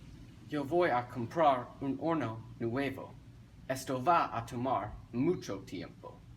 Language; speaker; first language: Spanish; non-native, learner; English